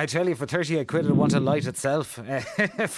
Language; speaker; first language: English; native; English